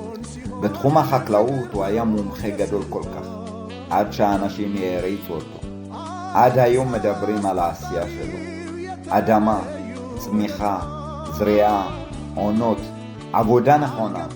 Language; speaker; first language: Hebrew; early bilingual, other home language; Amharic